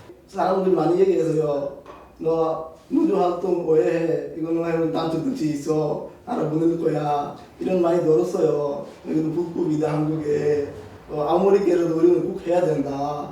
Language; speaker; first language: Korean; non-native, learner; Bangla